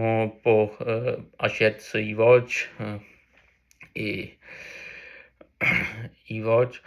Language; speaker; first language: French; non-native, learner; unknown